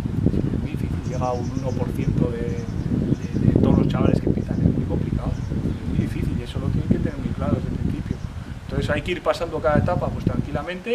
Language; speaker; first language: Spanish; native; Spanish